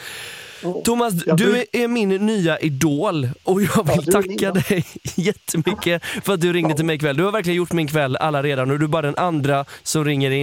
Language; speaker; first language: Swedish; native; Swedish